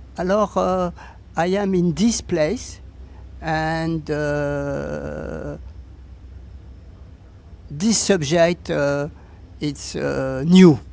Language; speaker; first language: English; non-native, learner; French